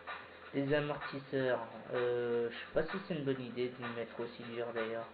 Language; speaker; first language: French; native; French